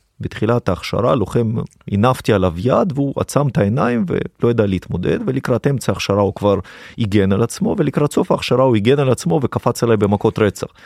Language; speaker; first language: Hebrew; early bilingual, other home language; Russian